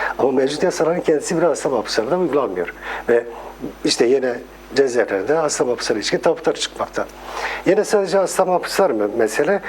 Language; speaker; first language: Turkish; non-native, local second language; Kurdish